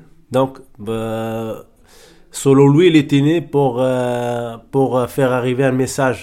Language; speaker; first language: French; non-native, learner; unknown